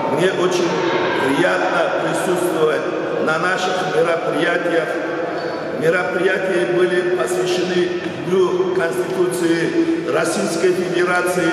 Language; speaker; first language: Russian; non-native, local second language; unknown